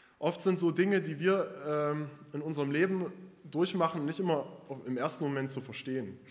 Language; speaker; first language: German; native; German